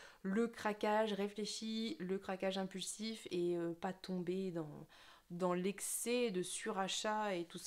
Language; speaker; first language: French; native; French